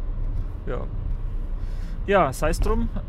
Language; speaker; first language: German; native; German